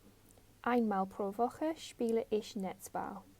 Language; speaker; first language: German; non-native, fluent; English